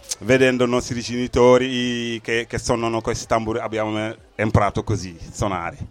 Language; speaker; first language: Italian; non-native, fluent; Wolof